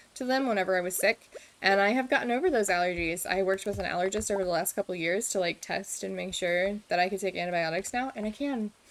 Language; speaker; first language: English; native; English